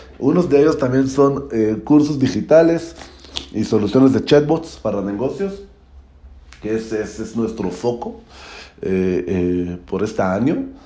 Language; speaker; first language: Spanish; non-native, learner; Hebrew